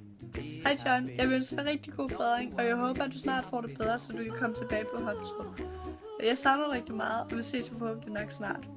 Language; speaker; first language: Danish; native; Danish